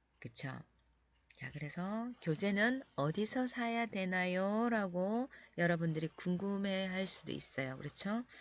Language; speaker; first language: Korean; native; Korean